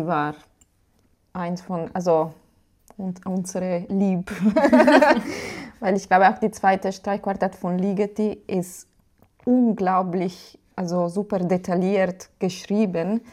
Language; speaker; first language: German; non-native, fluent; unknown